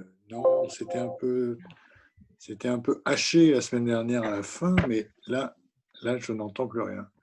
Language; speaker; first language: French; native; French